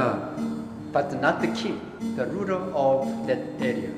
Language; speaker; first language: English; non-native, learner; Korean